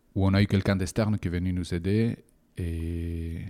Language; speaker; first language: French; non-native, fluent; Spanish